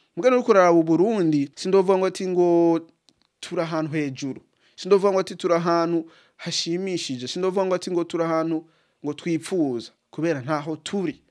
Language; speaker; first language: Rundi; native; Rundi